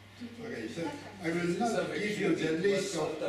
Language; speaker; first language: English; non-native, fluent; Polish